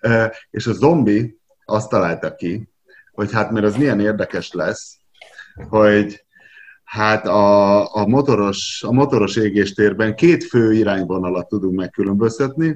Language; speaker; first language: Hungarian; native; Hungarian